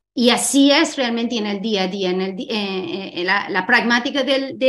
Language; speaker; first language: Spanish; non-native, fluent; English